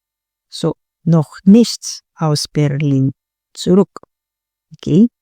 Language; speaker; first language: German; non-native, learner; Filipino